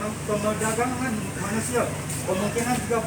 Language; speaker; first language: Malay; native; Malay